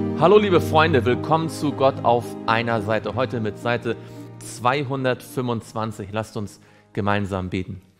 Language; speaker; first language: German; native; German